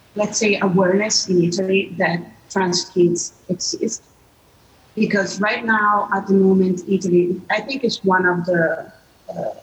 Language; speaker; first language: English; non-native, fluent; Italian